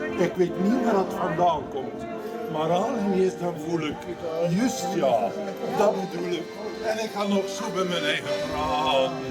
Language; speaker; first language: Dutch; native; Dutch